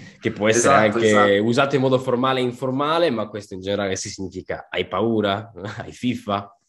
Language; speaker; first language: Italian; native; Italian